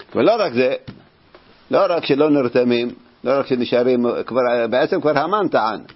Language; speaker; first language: Hebrew; native; Hebrew